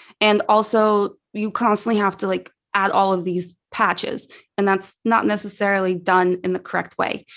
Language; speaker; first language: English; early bilingual, other home language; Russian